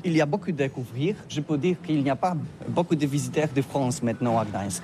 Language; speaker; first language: French; non-native, learner; Polish